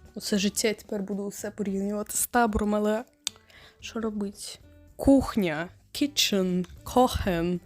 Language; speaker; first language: Ukrainian; non-native, local second language; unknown